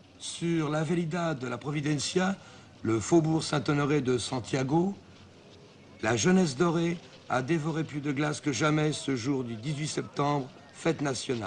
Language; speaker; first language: French; native; French